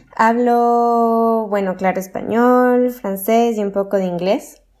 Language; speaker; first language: Spanish; native; Spanish